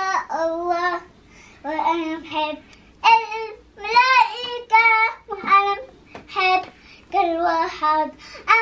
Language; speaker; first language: Arabic; early bilingual, heritage; Arabic